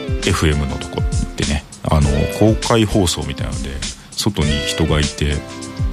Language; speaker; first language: Japanese; native; Japanese